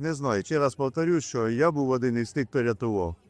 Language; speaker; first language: Ukrainian; non-native, local second language; Russian